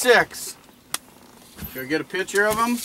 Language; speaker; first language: English; native; English